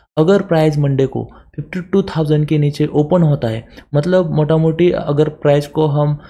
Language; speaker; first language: Hindi; non-native, local second language; Marathi